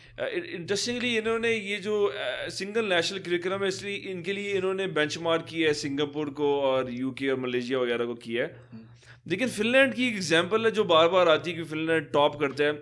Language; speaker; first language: Urdu; native; Urdu